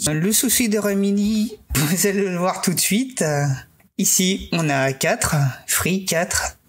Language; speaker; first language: French; native; French